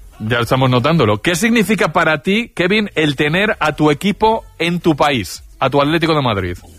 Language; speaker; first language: Spanish; native; Spanish